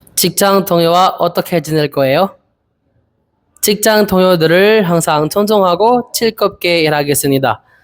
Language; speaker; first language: Korean; non-native, learner; Filipino